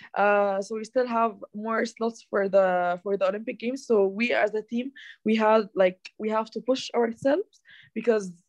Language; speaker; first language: English; non-native, fluent; Arabic